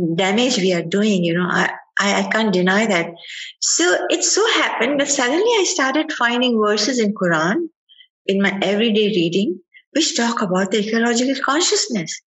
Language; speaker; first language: English; non-native, local second language; Sindhi